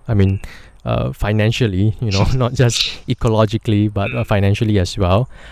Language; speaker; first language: English; non-native, local second language; Chinese